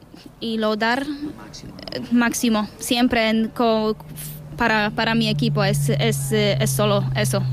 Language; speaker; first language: Spanish; non-native, learner; Polish